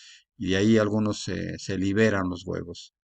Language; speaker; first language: Spanish; native; Spanish